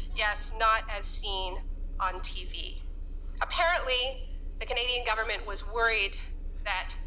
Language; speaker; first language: English; native; English